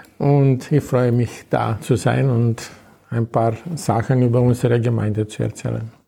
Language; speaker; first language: German; non-native, fluent; Romanian